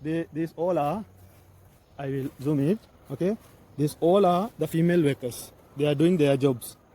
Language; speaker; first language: English; non-native, local second language; Tamil